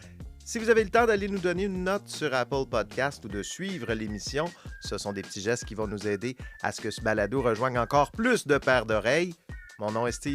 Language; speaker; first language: French; native; French